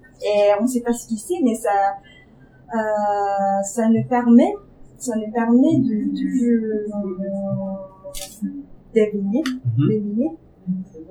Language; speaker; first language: French; non-native, learner; Japanese